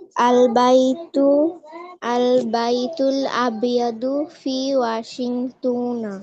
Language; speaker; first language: Arabic; non-native, learner; Bangla